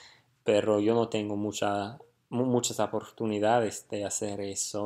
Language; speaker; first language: Spanish; non-native, fluent; English